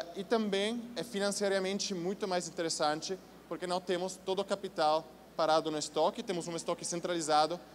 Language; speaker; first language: Portuguese; non-native, fluent; Italian